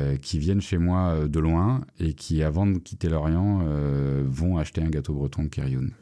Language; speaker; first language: French; native; French